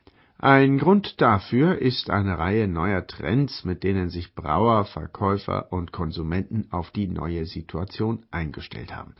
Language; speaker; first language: German; native; German